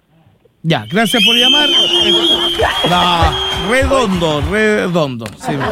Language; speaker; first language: Spanish; native; Spanish